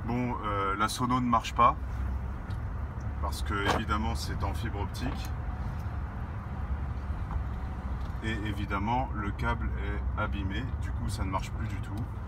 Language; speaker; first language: French; native; French